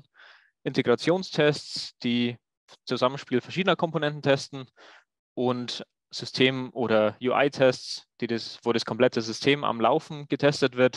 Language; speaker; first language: German; native; German